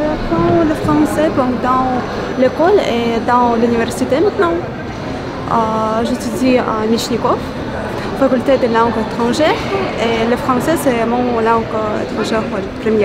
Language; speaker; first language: French; non-native, learner; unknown